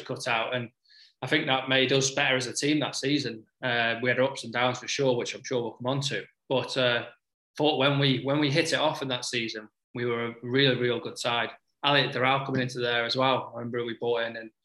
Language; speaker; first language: English; native; English